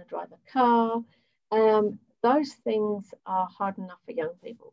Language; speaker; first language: English; native; English